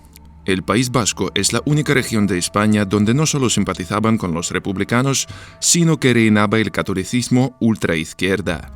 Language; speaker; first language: Spanish; non-native, fluent; Russian